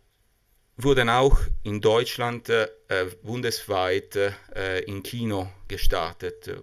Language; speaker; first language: German; non-native, fluent; Italian